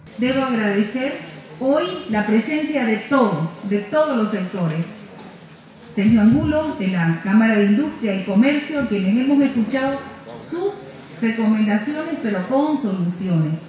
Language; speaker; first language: Spanish; native; Spanish